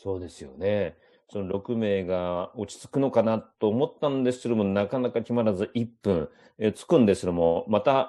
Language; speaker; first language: Japanese; native; Japanese